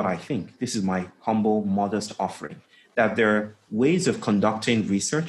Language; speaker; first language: English; non-native, local second language; Yoruba